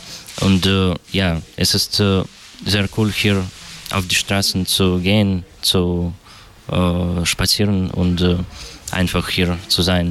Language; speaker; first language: German; non-native, learner; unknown